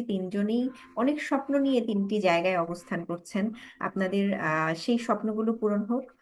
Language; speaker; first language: Bangla; native; Bangla